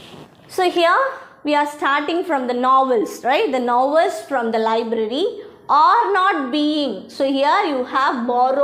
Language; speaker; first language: English; non-native, local second language; Tamil